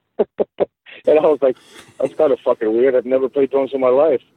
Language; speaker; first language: English; early bilingual, other home language; Spanish